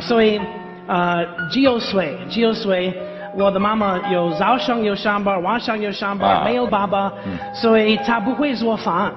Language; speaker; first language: Chinese; non-native, learner; English